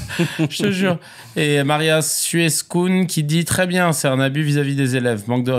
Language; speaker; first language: French; native; French